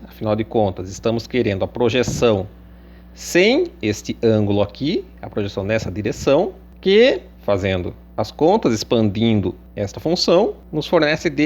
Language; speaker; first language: Portuguese; native; Portuguese